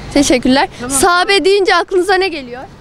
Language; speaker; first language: Turkish; native; Turkish